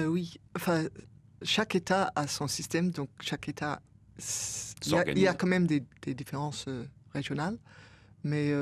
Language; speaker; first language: French; non-native, fluent; English